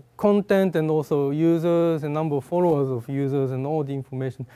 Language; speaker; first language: English; non-native, fluent; Japanese